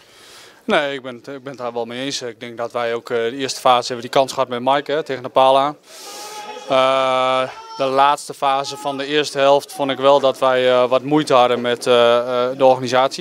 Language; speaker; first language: Dutch; native; Dutch